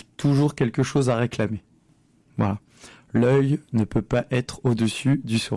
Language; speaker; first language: French; native; French